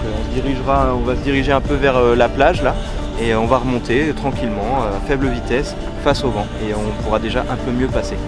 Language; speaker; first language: French; native; French